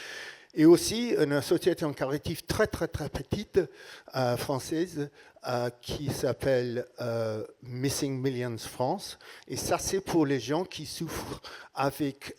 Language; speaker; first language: French; non-native, learner; English